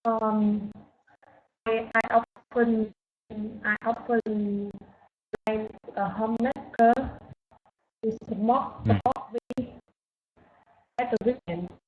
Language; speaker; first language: English; non-native, learner; Vietnamese